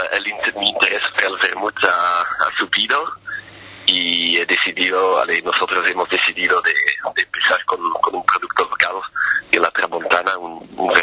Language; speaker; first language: Spanish; non-native, fluent; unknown